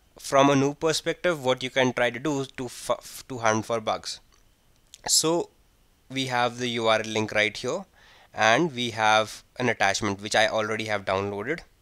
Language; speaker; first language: English; non-native, local second language; Hindi